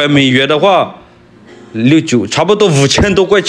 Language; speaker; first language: Chinese; native; Chinese